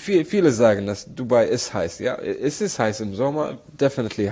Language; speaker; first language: German; non-native, learner; Arabic